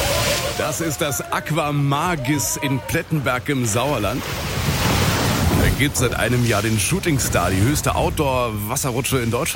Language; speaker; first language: German; native; German